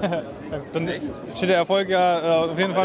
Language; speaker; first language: German; native; German